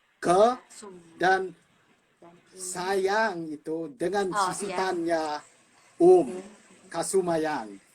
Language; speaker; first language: Indonesian; non-native, fluent; English